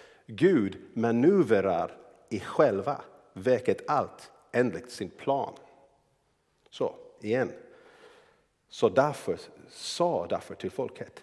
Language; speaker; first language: Swedish; non-native, fluent; English